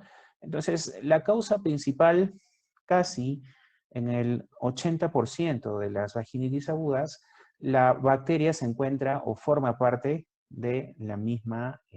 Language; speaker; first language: Spanish; native; Spanish